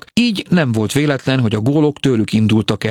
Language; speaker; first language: Hungarian; native; Hungarian